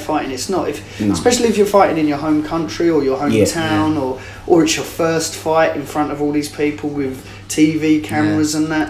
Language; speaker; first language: English; native; English